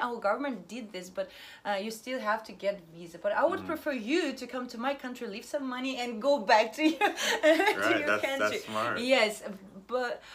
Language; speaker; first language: English; non-native, fluent; Russian